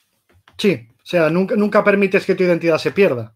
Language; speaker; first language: Spanish; native; Spanish